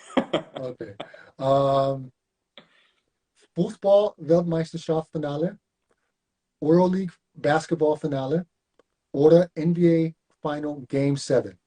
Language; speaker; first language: German; non-native, learner; English